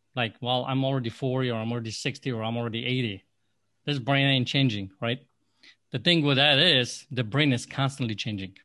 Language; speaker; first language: English; non-native, fluent; Polish